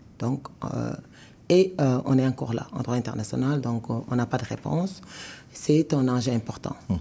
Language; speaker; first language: French; non-native, local second language; Wolof